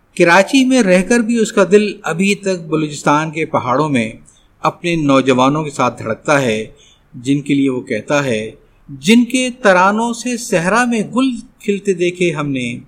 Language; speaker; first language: Urdu; native; Urdu